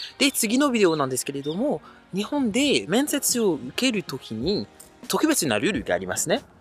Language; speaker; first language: Japanese; non-native, fluent; French